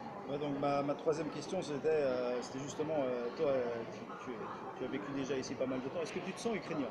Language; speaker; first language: French; native; French